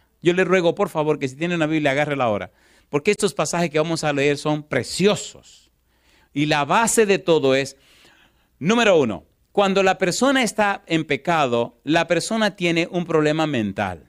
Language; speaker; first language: Spanish; native; Spanish